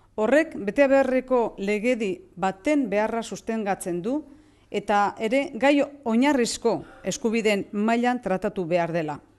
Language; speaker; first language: Basque; native; Basque